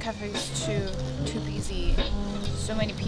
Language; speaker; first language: English; non-native, fluent; Korean